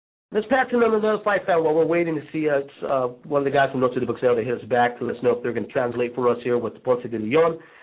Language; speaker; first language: English; early bilingual, other home language; Spanish